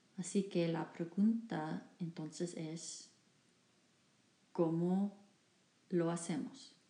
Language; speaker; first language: Spanish; non-native, fluent; English